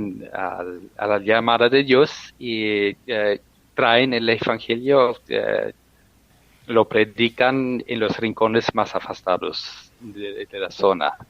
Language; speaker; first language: Spanish; non-native, fluent; German